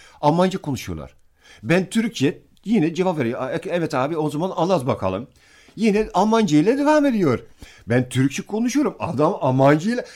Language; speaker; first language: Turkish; non-native, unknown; Dutch